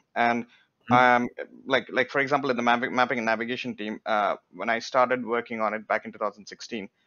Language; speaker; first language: English; non-native, local second language; Bangla